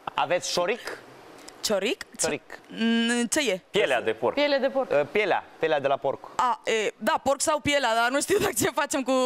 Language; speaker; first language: Romanian; non-native, learner; Spanish